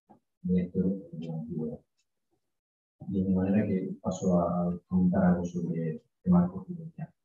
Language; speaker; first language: Spanish; native; Spanish